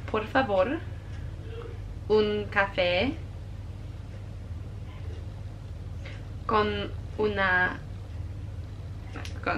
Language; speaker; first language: Spanish; non-native, learner; English